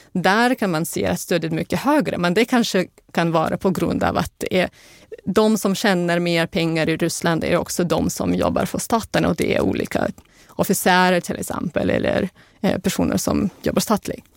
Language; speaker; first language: Swedish; non-native, fluent; Russian